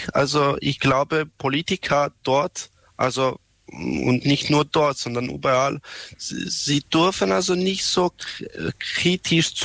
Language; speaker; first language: German; non-native, learner; Serbian